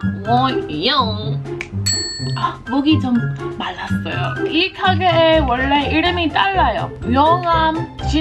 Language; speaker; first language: Korean; non-native, learner; English